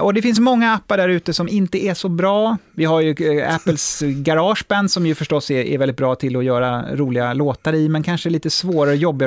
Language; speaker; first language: Swedish; native; Swedish